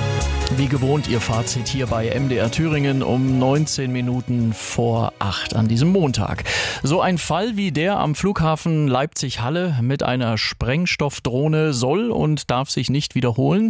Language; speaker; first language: German; native; German